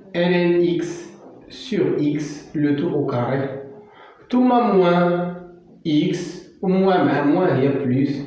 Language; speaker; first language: French; non-native, local second language; Arabic